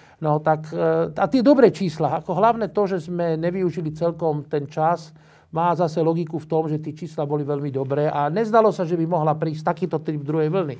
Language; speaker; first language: Slovak; native; Slovak